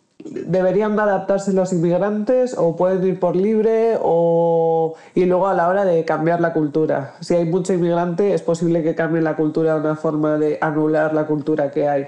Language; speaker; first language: Spanish; native; Spanish